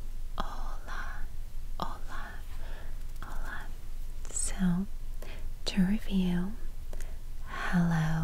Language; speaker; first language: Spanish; non-native, learner; Russian